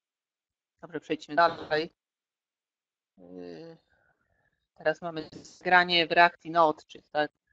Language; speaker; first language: Polish; native; Polish